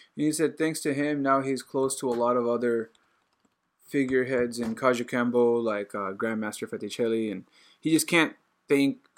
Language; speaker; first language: English; native; English